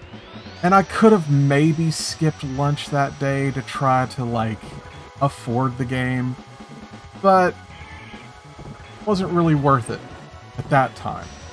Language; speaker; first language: English; native; English